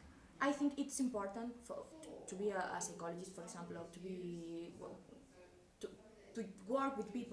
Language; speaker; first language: English; non-native, learner; Spanish